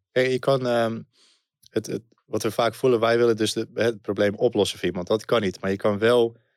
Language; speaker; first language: Dutch; native; Dutch